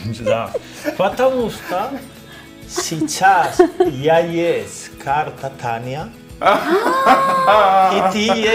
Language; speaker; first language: Russian; non-native, learner; Spanish